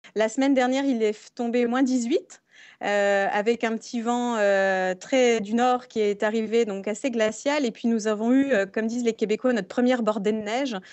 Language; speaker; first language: French; native; French